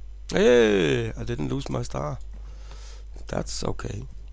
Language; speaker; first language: English; non-native, fluent; Danish